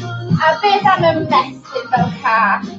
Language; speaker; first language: Welsh; non-native, learner; English